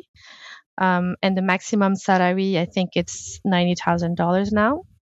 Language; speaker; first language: English; non-native, fluent; French